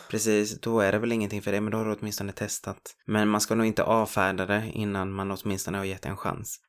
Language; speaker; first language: Swedish; early bilingual, other home language; Spanish